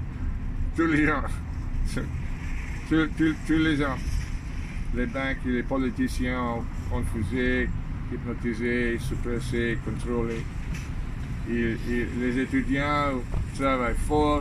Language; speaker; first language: French; non-native, learner; English